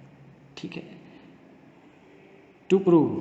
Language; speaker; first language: Hindi; native; Hindi